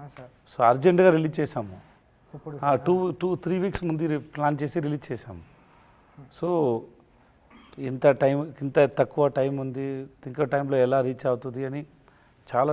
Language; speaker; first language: Telugu; non-native, learner; Tamil